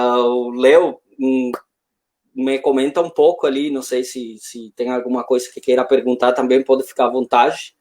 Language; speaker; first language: Portuguese; non-native, fluent; Spanish